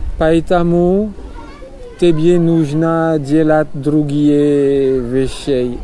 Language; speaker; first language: Russian; non-native, learner; French